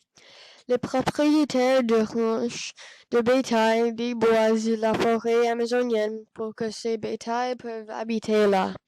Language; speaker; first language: French; non-native, learner; English